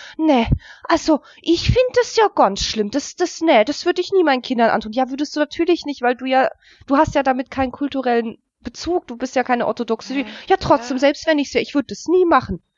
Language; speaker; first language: German; early bilingual, other home language; Russian